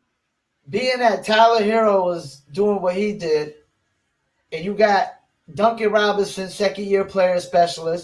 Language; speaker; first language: English; native; English